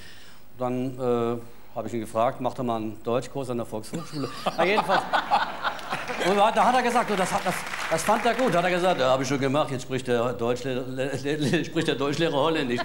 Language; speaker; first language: German; native; German